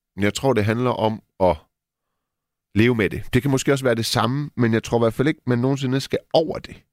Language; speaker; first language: Danish; native; Danish